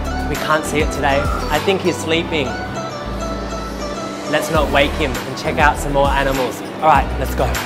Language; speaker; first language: English; native; English